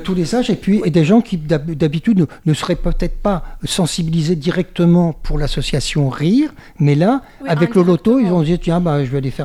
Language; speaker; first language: French; native; French